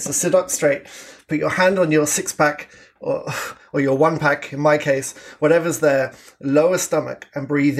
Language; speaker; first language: English; native; English